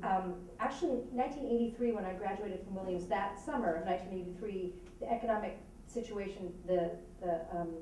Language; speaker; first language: English; native; English